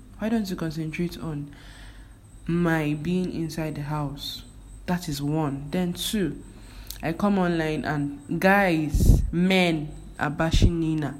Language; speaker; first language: English; non-native, local second language; Igbo